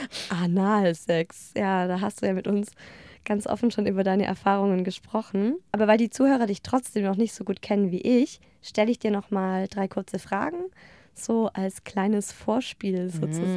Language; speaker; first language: German; native; German